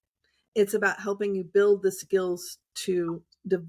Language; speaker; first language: English; native; English